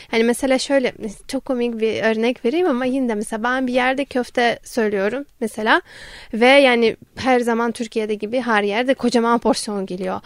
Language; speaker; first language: Turkish; non-native, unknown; Ukrainian